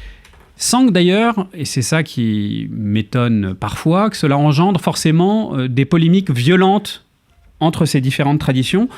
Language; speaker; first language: French; native; French